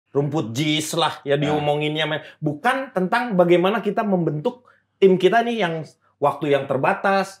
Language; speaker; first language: Indonesian; native; Indonesian